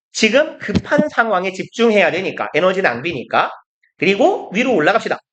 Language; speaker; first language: Korean; native; Korean